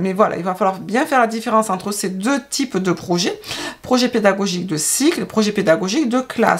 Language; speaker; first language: French; native; French